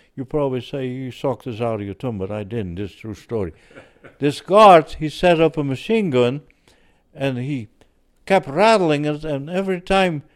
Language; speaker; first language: English; early bilingual, other home language; Dutch